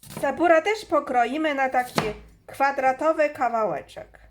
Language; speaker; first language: Polish; non-native, learner; Chinese